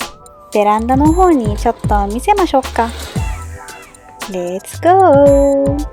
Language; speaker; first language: Japanese; non-native, fluent; Arabic